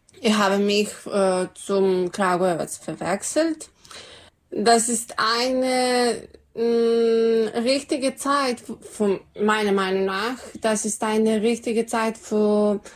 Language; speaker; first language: German; non-native, learner; Serbian